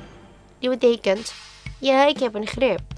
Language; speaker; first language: Dutch; non-native, learner; Indonesian